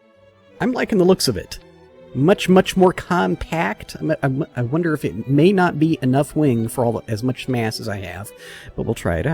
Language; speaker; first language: English; native; English